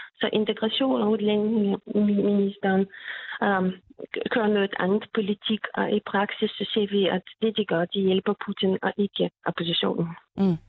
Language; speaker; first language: Danish; non-native, fluent; Russian